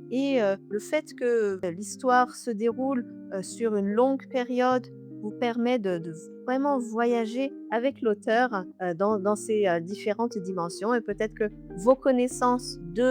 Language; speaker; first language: French; native; French